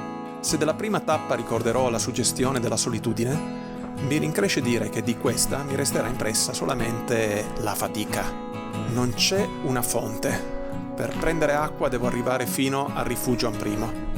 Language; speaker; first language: Italian; native; Italian